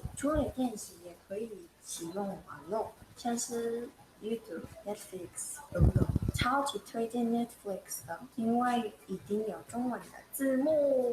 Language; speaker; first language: Chinese; non-native, fluent; Mongolian